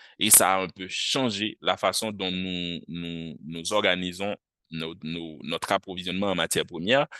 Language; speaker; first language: French; non-native, local second language; Haitian Creole